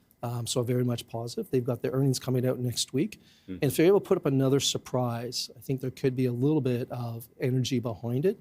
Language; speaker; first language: English; native; English